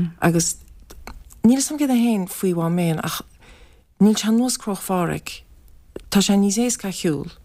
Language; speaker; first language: Irish; native; Irish